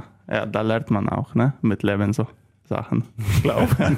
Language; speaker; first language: German; non-native, learner; Polish